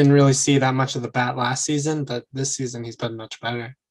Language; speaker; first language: English; native; English